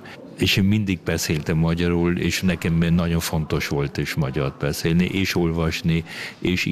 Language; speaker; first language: Hungarian; early bilingual, heritage; Hungarian